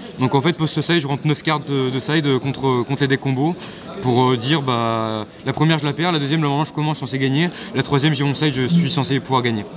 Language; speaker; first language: French; native; French